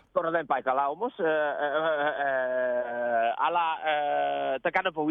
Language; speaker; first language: Greek; non-native, learner; Dutch